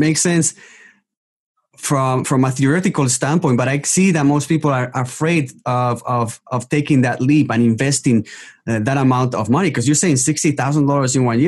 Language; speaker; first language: English; non-native, fluent; Spanish